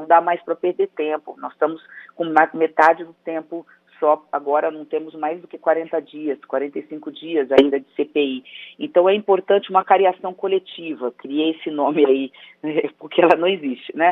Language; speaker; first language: Portuguese; native; Portuguese